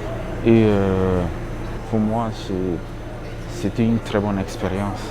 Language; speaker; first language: French; non-native, fluent; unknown